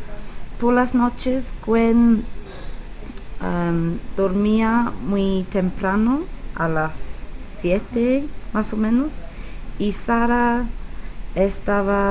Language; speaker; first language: Spanish; non-native, learner; English